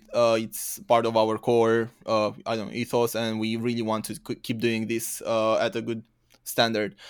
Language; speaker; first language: English; non-native, fluent; Romanian